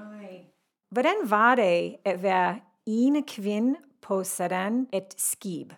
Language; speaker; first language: Danish; non-native, learner; English